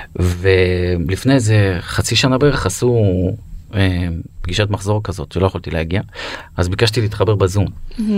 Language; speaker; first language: Hebrew; native; Hebrew